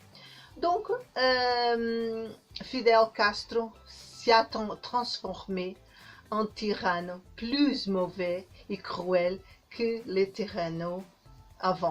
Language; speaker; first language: French; non-native, learner; Portuguese